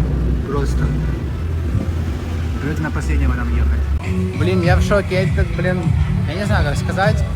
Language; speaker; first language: Russian; native; Russian